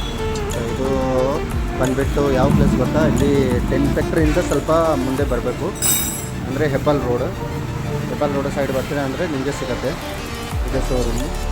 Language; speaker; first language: Kannada; non-native, learner; Hindi